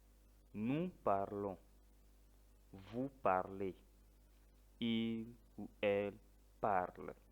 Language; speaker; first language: French; non-native, fluent; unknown